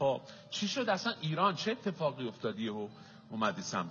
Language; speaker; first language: Persian; native; Persian